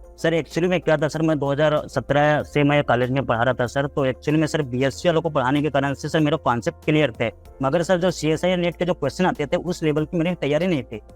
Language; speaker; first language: Hindi; native; Hindi